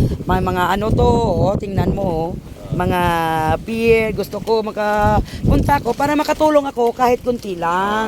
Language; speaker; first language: Filipino; non-native, local second language; Hiligaynon